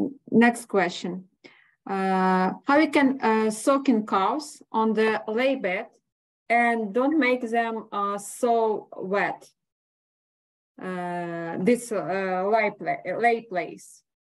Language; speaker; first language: English; non-native, learner; Ukrainian